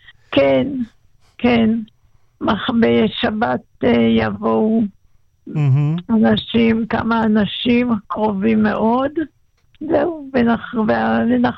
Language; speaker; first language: Hebrew; non-native, local second language; German